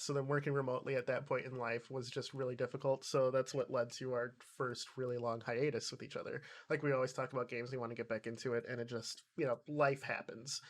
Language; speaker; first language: English; native; English